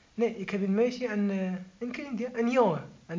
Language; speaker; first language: Dutch; non-native, learner; Arabic